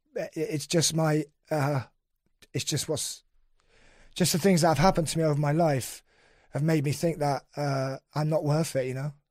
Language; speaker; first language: English; native; English